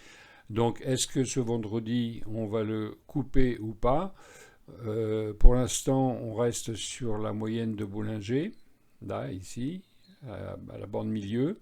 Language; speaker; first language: French; native; French